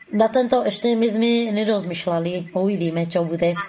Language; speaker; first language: Slovak; non-native, learner; Persian